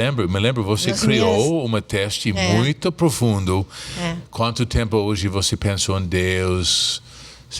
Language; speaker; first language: Portuguese; non-native, fluent; English